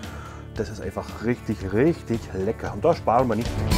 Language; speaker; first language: German; native; German